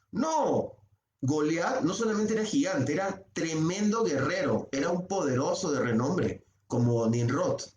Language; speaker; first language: Spanish; native; Spanish